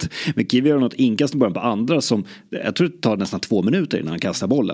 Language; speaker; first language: Swedish; native; Swedish